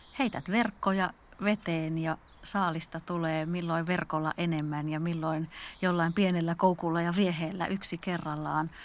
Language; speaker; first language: Finnish; native; Finnish